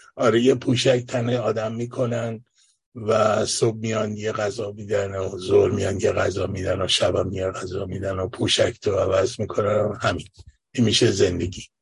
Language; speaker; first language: Persian; native; Persian